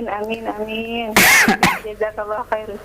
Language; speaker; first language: Arabic; non-native, learner; Indonesian